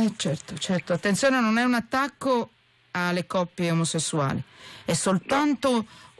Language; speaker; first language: Italian; native; Italian